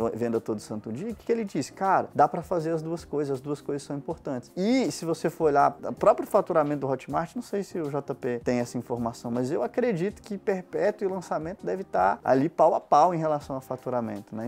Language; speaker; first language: Portuguese; native; Portuguese